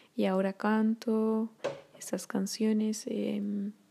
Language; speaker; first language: Spanish; non-native, fluent; French